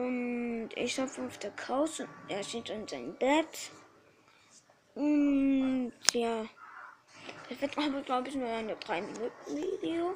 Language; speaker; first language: German; early bilingual, other home language; Polish